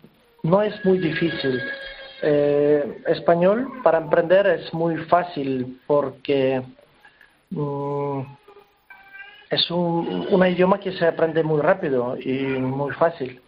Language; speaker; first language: Spanish; non-native, learner; Ukrainian